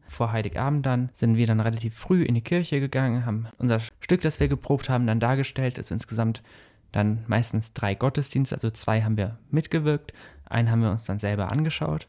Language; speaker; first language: German; native; German